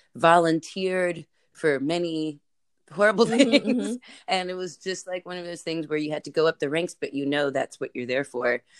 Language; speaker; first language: English; native; English